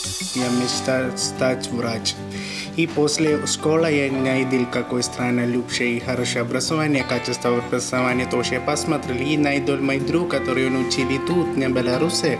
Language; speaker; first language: Russian; non-native, learner; Malayalam